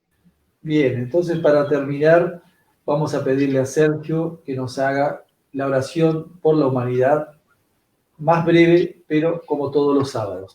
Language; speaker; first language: Spanish; native; Spanish